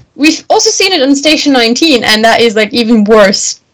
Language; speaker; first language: English; non-native, fluent; German